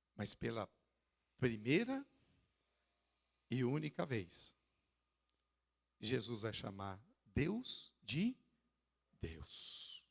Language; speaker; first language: Portuguese; native; Portuguese